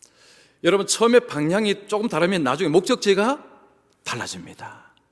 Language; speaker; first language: Korean; native; Korean